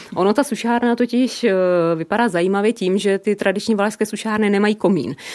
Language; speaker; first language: Czech; native; Czech